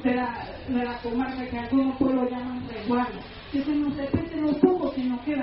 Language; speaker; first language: Spanish; non-native, local second language; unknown